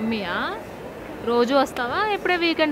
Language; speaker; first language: Telugu; native; Telugu